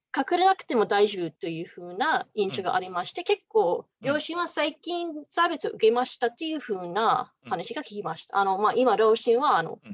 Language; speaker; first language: Japanese; non-native, fluent; English